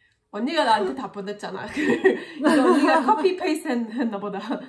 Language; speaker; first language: Korean; non-native, fluent; French